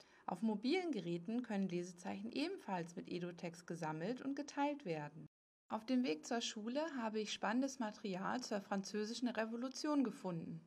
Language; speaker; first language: German; native; German